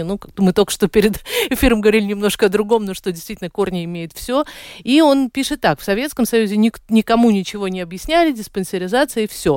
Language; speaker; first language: Russian; native; Russian